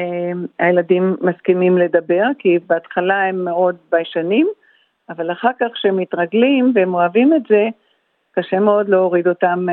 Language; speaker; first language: Hebrew; early bilingual, heritage; Hebrew